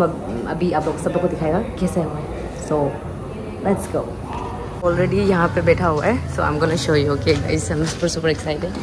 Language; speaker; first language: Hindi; non-native, local second language; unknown